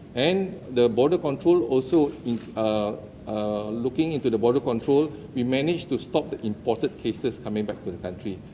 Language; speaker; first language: English; non-native, local second language; Malay